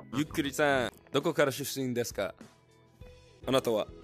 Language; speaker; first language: Japanese; non-native, learner; English